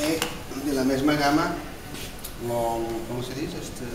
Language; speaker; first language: Spanish; non-native, learner; Portuguese